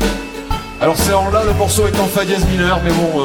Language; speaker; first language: French; native; French